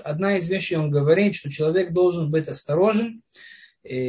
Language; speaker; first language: Russian; non-native, fluent; Hebrew